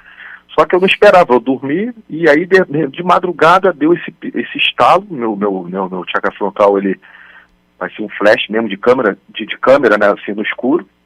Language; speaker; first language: Portuguese; native; Portuguese